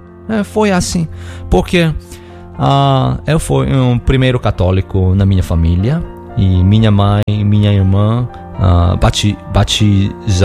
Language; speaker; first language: Portuguese; non-native, learner; Korean